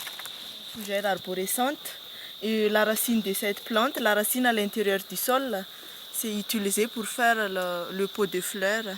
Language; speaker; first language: French; non-native, local second language; Malagasy